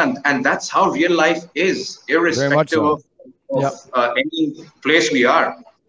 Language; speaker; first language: English; non-native, local second language; Hindi